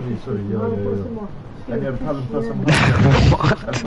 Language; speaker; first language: Icelandic; early bilingual, heritage; Icelandic